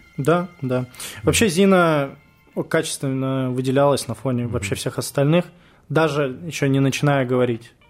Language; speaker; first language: Russian; native; Russian